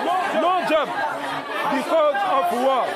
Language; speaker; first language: English; non-native, learner; Sango